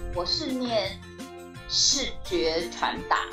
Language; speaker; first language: Chinese; native; Chinese